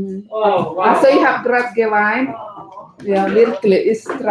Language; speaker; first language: German; non-native, learner; Indonesian